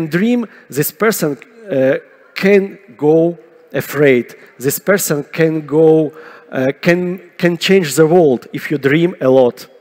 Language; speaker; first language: English; non-native, fluent; Russian